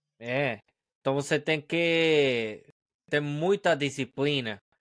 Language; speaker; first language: Portuguese; non-native, learner; Spanish